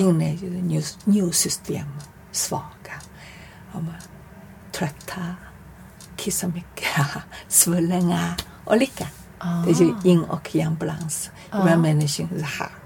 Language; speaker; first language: Swedish; non-native, learner; Chinese